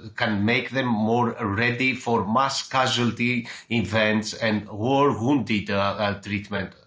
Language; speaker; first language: English; non-native, fluent; Greek